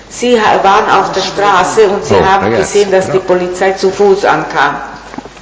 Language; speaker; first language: German; non-native, fluent; Italian